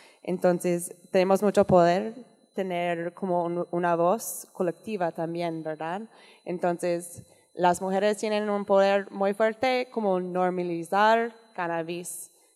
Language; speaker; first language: Spanish; non-native, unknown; English